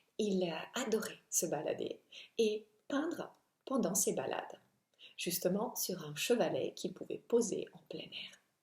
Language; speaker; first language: French; non-native, fluent; Italian